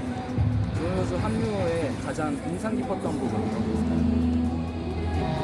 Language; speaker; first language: Korean; native; Korean